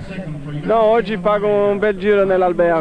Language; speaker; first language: Italian; non-native, fluent; Portuguese